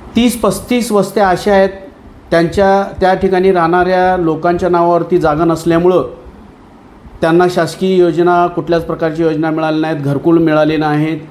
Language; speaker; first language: Marathi; non-native, local second language; Lambadi